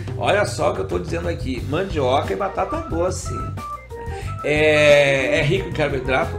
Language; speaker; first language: Portuguese; native; Portuguese